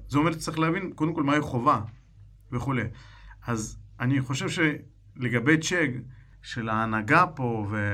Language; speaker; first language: Hebrew; non-native, fluent; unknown